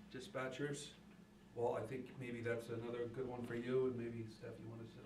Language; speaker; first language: English; native; English